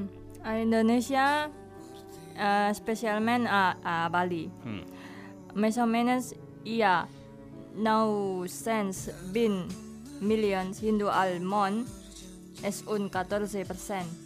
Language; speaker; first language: Catalan; non-native, learner; Indonesian